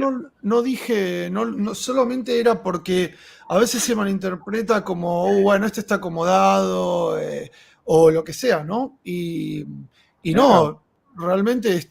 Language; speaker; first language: Spanish; native; Spanish